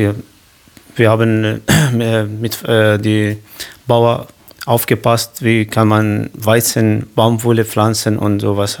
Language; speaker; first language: German; non-native, learner; Kurdish